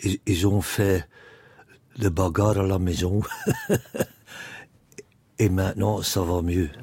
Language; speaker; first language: French; non-native, local second language; Dutch